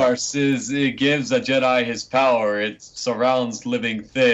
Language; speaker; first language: English; native; English